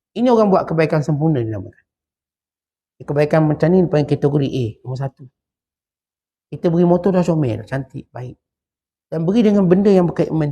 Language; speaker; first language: Malay; native; Malay